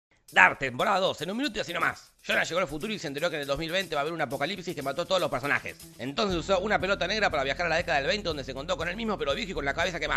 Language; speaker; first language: Spanish; native; Spanish